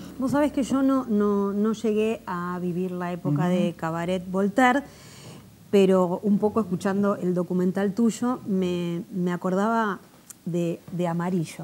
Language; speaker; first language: Spanish; native; Spanish